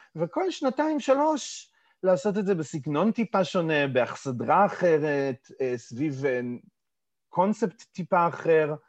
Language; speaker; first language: Hebrew; early bilingual, other home language; English